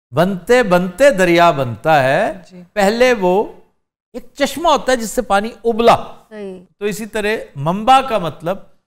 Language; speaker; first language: Urdu; native; Urdu